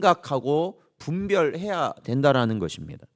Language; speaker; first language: Korean; native; Korean